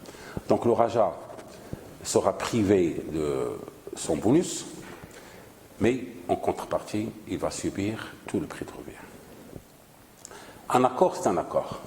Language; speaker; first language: French; non-native, local second language; Arabic